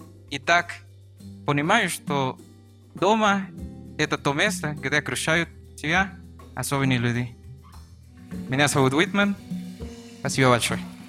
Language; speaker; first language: Russian; non-native, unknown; Spanish